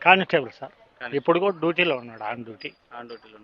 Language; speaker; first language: Telugu; native; Telugu